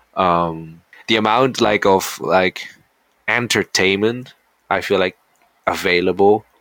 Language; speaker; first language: English; early bilingual, heritage; Dutch